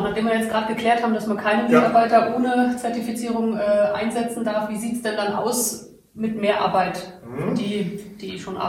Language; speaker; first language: German; native; German